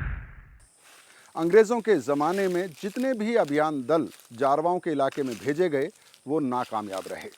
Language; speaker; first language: Hindi; native; Hindi